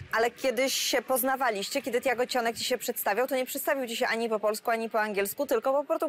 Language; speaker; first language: Polish; native; Polish